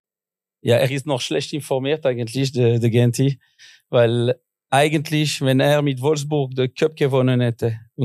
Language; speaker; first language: German; non-native, local second language; French